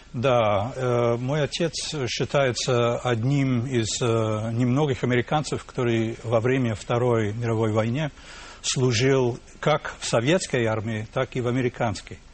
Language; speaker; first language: Russian; non-native, fluent; English